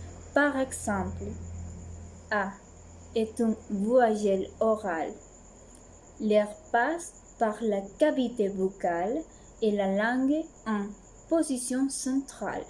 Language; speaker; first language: French; non-native, learner; Spanish